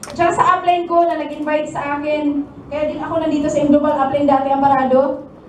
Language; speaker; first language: Filipino; non-native, local second language; Cebuano